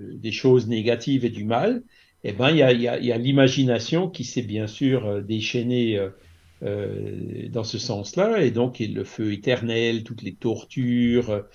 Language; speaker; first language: French; native; French